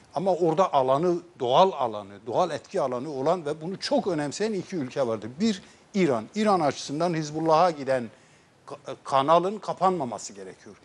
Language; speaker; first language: Turkish; native; Turkish